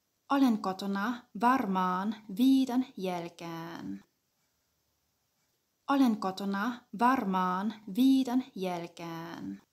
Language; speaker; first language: Finnish; non-native, fluent; German